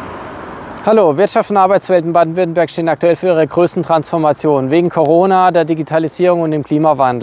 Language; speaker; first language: German; native; German